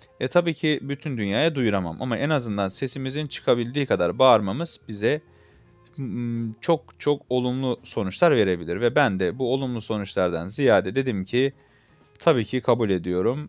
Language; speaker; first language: Turkish; native; Turkish